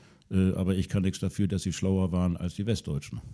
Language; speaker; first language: German; native; German